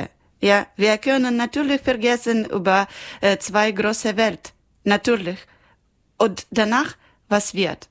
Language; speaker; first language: German; non-native, learner; Ukrainian